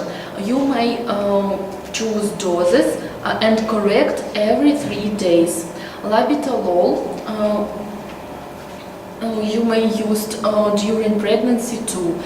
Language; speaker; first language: English; non-native, learner; Russian